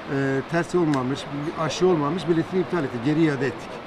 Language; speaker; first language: Turkish; non-native, fluent; Persian